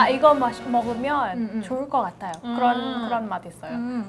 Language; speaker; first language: Korean; non-native, learner; English